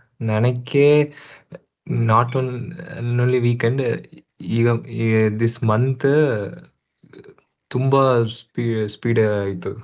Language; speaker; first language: Kannada; non-native, learner; Tamil